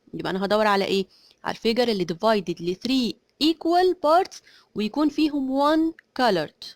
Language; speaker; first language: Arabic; native; Arabic